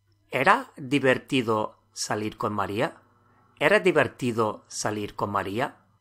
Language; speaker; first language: Spanish; non-native, fluent; English